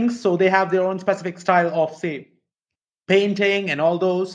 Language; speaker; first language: English; non-native, local second language; Malayalam